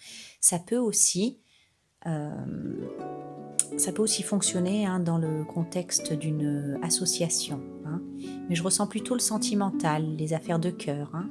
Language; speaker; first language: French; native; French